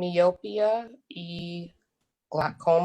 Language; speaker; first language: Spanish; non-native, learner; English